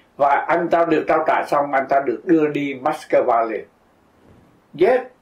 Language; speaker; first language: Vietnamese; native; Vietnamese